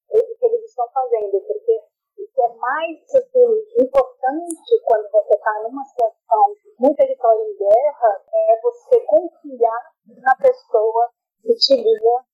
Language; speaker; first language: Portuguese; native; Portuguese